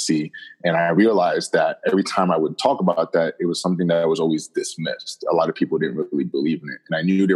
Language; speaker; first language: English; native; English